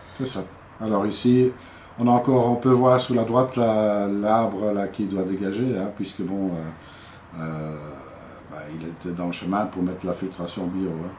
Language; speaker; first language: French; native; French